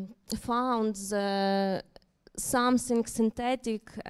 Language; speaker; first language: English; non-native, learner; Ukrainian